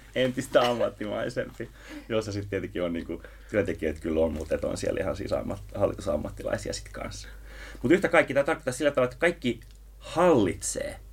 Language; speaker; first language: Finnish; native; Finnish